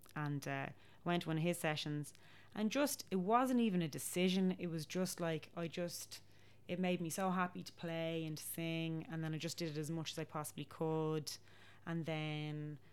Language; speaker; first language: English; native; English